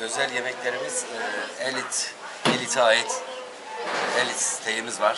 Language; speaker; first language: Turkish; native; Turkish